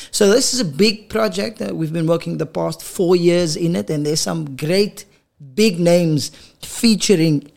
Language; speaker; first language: English; non-native, local second language; Afrikaans